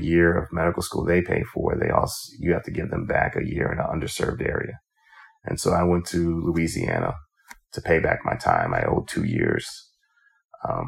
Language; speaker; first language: English; native; English